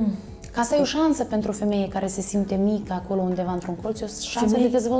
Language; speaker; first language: Romanian; native; Romanian